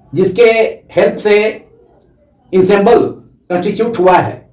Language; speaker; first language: Hindi; native; Hindi